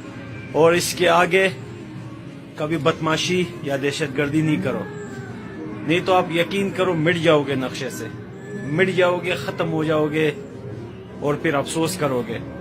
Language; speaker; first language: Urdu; non-native, fluent; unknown